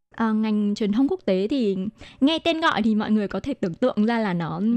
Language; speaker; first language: Vietnamese; native; Vietnamese